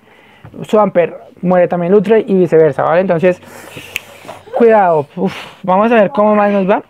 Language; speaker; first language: Spanish; native; Spanish